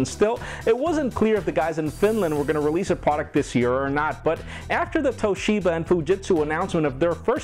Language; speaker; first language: English; non-native, local second language; Spanish